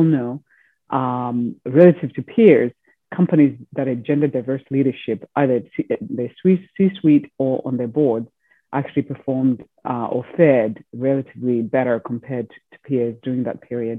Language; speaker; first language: English; non-native, local second language; Shona